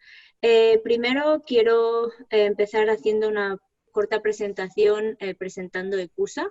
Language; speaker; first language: Spanish; native; Spanish